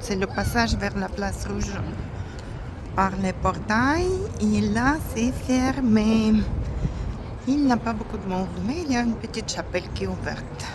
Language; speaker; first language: French; non-native, fluent; Russian